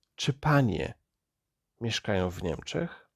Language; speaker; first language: Polish; native; Polish